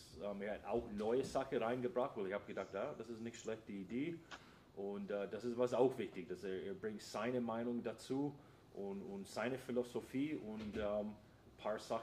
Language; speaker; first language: German; non-native, fluent; English